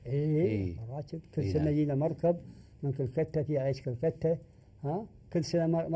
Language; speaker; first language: Arabic; native; Arabic